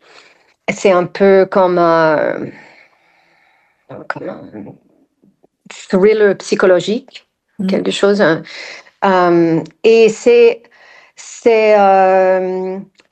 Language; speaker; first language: French; non-native, fluent; English